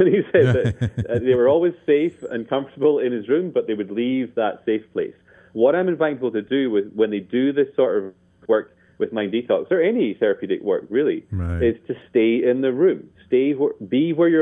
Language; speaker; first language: English; native; English